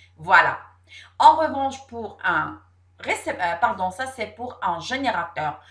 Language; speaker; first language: French; non-native, local second language; Arabic